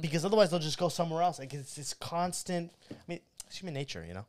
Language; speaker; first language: English; native; English